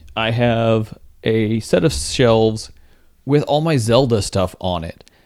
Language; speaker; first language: English; native; English